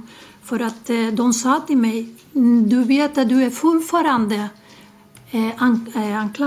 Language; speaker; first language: Swedish; non-native, learner; Spanish